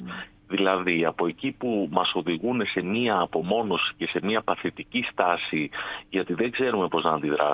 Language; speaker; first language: Greek; native; Greek